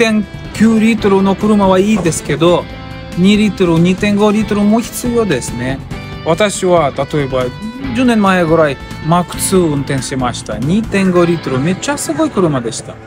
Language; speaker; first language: Japanese; non-native, learner; Russian